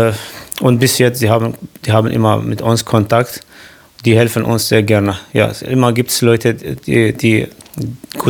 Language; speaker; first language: German; non-native, learner; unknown